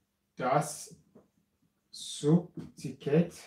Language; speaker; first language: German; non-native, fluent; Amharic